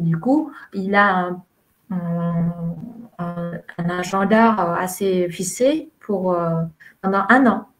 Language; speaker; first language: French; non-native, fluent; Vietnamese